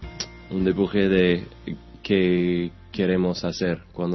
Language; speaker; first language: Spanish; non-native, learner; English